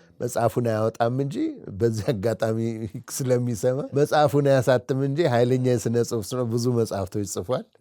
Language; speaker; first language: Amharic; native; Amharic